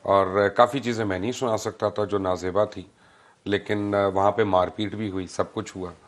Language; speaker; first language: Urdu; native; Urdu